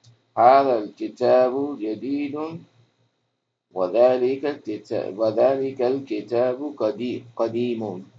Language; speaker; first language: Arabic; non-native, fluent; English